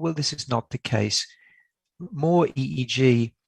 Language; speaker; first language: English; native; English